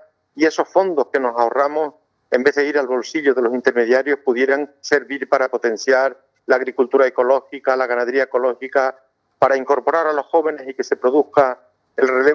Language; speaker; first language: Spanish; native; Spanish